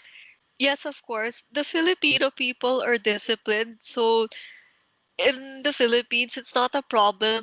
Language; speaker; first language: English; non-native, local second language; Filipino